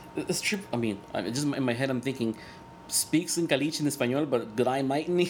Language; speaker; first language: English; non-native, fluent; Spanish